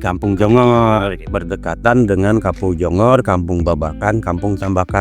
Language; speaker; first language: Indonesian; non-native, local second language; Sundanese